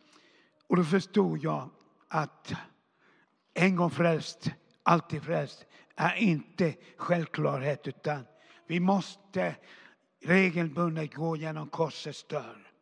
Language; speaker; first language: Swedish; non-native, fluent; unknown